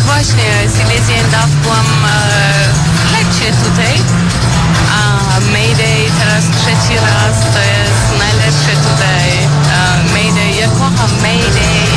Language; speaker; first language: Polish; early bilingual, heritage; Polish